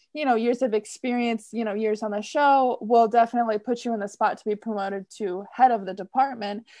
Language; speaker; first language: English; native; English